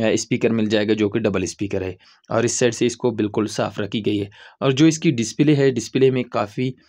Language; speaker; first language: Urdu; non-native, local second language; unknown